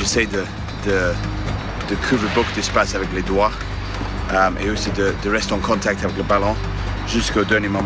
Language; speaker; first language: French; non-native, fluent; English